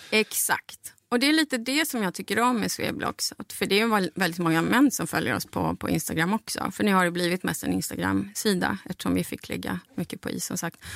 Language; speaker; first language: Swedish; non-native, fluent; Spanish